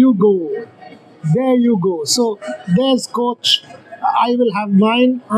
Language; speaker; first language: English; non-native, local second language; Bangla